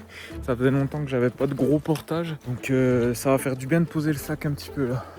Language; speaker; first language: French; native; French